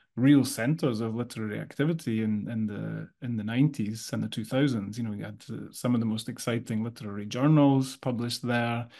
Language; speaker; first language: English; native; English